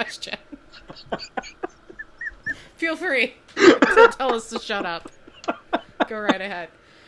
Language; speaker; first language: English; native; English